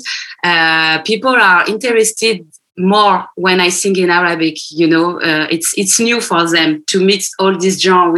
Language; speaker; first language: English; non-native, fluent; French